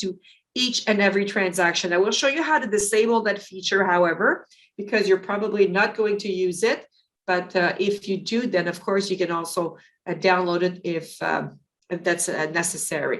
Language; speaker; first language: English; native; English